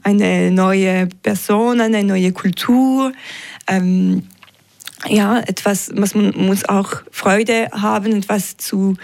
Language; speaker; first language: German; non-native, local second language; French